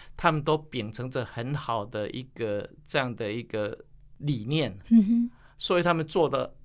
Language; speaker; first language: Chinese; native; Chinese